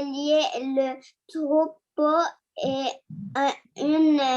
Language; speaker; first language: French; non-native, learner; Arabic